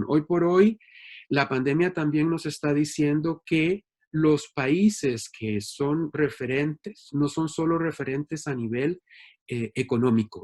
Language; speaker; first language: Spanish; native; Spanish